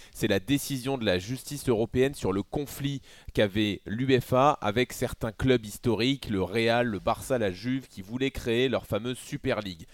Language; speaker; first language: French; native; French